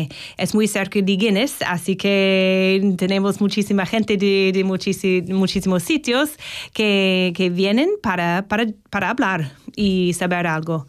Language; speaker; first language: Spanish; non-native, fluent; English